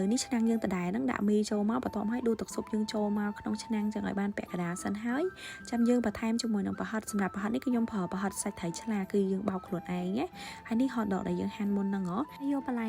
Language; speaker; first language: Khmer; native; Khmer